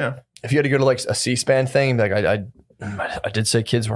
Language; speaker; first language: English; native; English